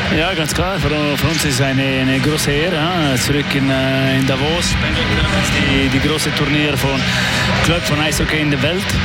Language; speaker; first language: German; non-native, learner; French